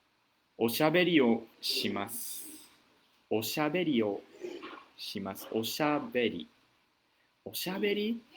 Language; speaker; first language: Japanese; non-native, fluent; English